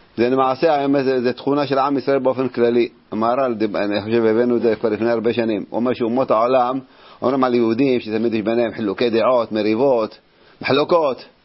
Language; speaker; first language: Hebrew; native; Hebrew